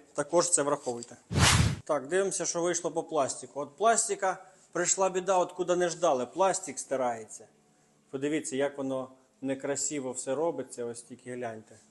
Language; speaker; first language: Ukrainian; non-native, local second language; Russian